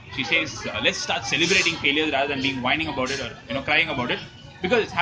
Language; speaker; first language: English; non-native, local second language; Tamil